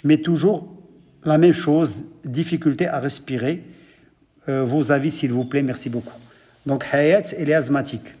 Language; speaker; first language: French; non-native, local second language; Arabic